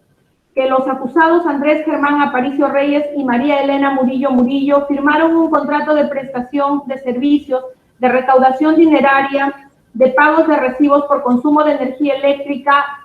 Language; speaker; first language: Spanish; native; Spanish